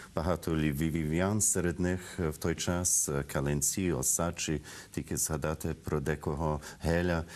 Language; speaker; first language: Ukrainian; early bilingual, heritage; Ukrainian